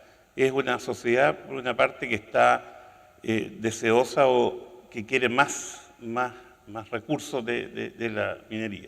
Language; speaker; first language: Spanish; native; Spanish